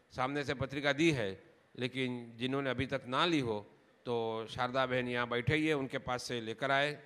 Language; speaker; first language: Hindi; non-native, local second language; Gujarati